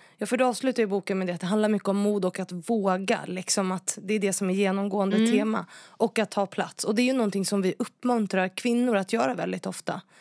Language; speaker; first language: Swedish; native; Swedish